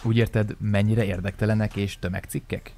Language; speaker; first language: Hungarian; native; Hungarian